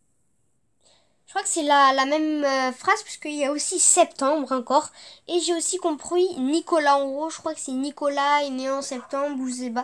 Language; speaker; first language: French; native; French